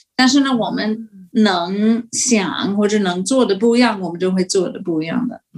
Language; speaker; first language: Chinese; non-native, fluent; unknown